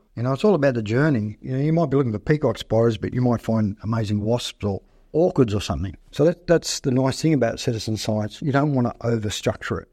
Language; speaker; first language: English; native; English